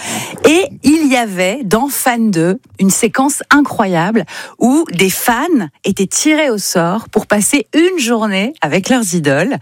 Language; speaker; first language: French; native; French